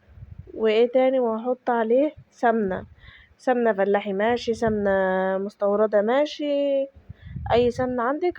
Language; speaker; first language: Arabic; native; Arabic